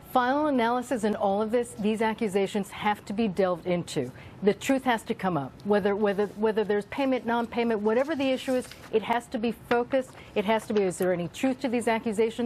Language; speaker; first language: English; native; English